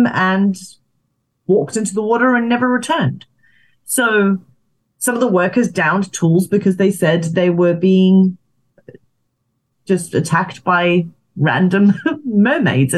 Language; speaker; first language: English; native; English